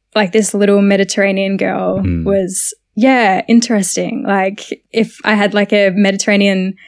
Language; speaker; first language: English; native; English